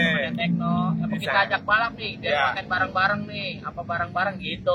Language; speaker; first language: Indonesian; native; Indonesian